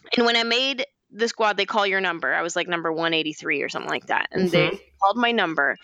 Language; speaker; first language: English; native; English